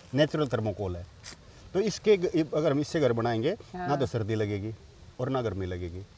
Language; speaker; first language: Hindi; native; Hindi